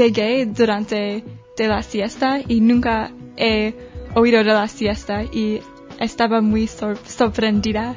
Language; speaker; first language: Spanish; non-native, learner; English